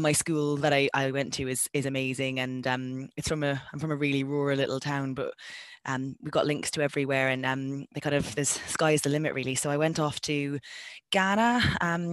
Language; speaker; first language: English; native; English